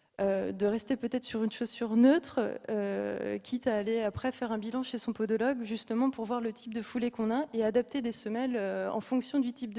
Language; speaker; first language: French; native; French